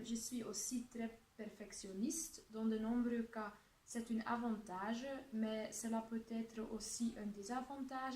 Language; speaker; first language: French; non-native, local second language; Dutch